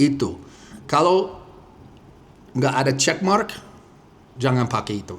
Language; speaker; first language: Indonesian; non-native, fluent; English